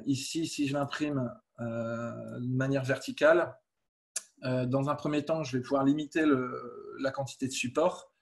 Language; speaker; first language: French; native; French